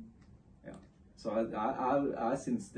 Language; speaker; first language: Norwegian; non-native, fluent; English